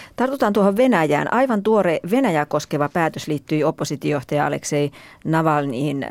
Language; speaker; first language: Finnish; native; Finnish